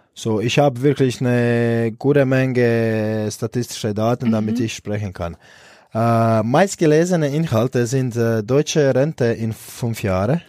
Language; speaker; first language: German; non-native, fluent; Croatian